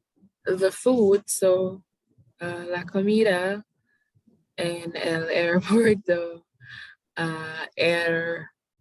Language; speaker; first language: Spanish; non-native, learner; English